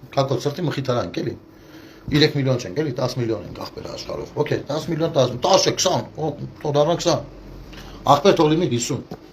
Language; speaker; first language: Armenian; native; Armenian